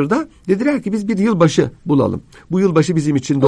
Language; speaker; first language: Turkish; native; Turkish